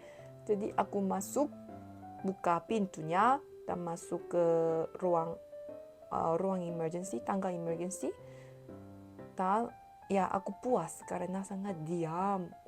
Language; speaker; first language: Indonesian; non-native, learner; Korean